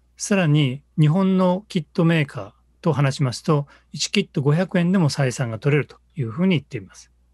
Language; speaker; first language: Japanese; native; Japanese